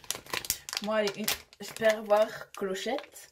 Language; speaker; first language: French; native; French